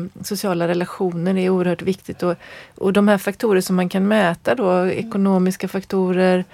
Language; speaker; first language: Swedish; native; Swedish